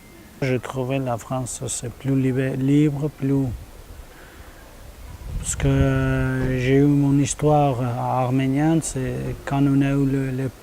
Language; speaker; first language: French; non-native, learner; Armenian